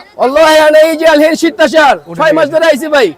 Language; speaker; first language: Arabic; non-native, learner; Bangla